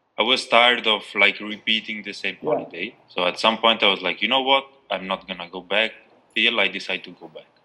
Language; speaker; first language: English; non-native, fluent; Albanian